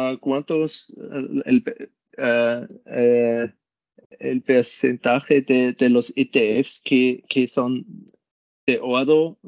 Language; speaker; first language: Spanish; non-native, learner; German